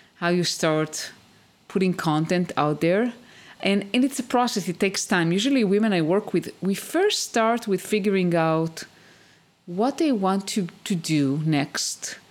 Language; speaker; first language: English; non-native, fluent; Hebrew